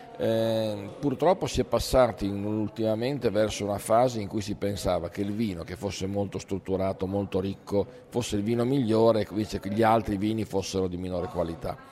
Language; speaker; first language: Italian; native; Italian